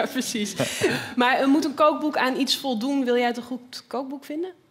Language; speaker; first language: Dutch; native; Dutch